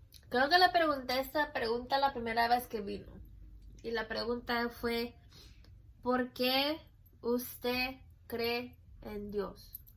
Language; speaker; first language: Spanish; early bilingual, heritage; Spanish